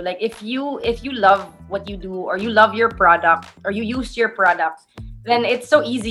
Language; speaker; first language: English; non-native, local second language; Filipino